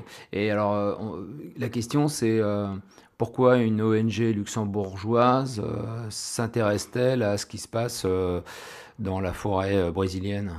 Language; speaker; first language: French; native; French